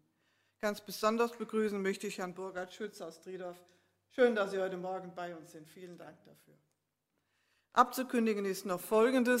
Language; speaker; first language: German; native; German